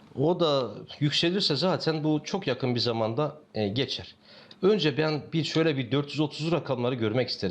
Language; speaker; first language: Turkish; native; Turkish